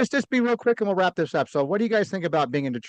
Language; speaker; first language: English; native; English